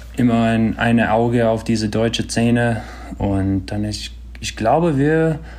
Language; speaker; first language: German; early bilingual, other home language; English